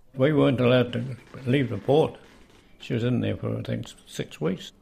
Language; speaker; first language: English; native; English